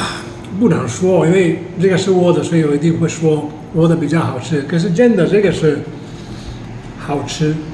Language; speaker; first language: Chinese; non-native, fluent; Italian